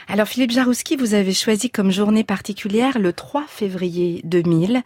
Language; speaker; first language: French; native; French